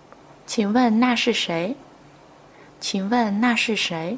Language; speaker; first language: Chinese; non-native, fluent; Vietnamese